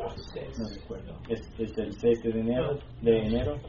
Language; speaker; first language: Spanish; non-native, learner; English